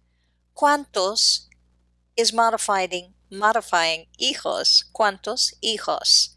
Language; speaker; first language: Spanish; non-native, fluent; English